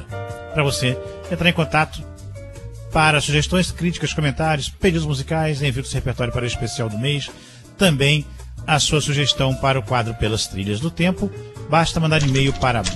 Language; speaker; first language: Portuguese; native; Portuguese